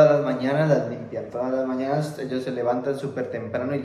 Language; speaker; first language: Spanish; native; Spanish